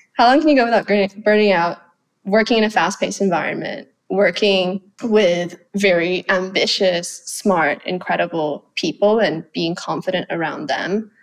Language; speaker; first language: English; non-native, fluent; Thai